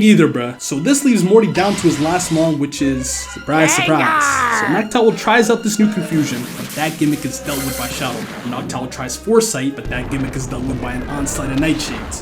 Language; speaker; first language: English; native; English